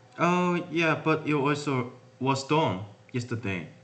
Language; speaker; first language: English; non-native, learner; Korean